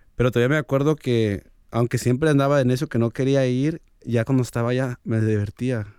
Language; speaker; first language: Spanish; early bilingual, heritage; Spanish